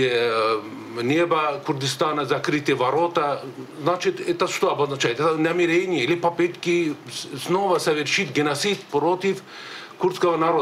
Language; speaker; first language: Russian; native; Russian